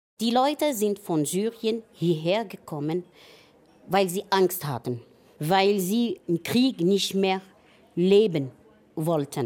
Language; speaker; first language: German; non-native, fluent; Arabic